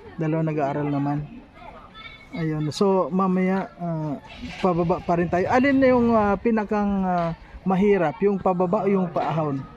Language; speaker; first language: Filipino; non-native, local second language; Cebuano